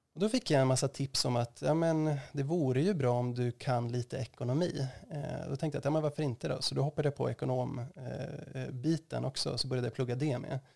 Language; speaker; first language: Swedish; native; Swedish